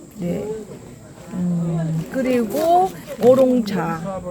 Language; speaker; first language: Korean; non-native, fluent; Vietnamese